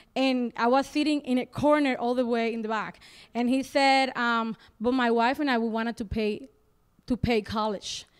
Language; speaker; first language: English; non-native, fluent; Spanish